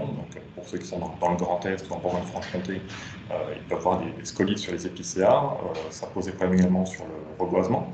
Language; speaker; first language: French; native; French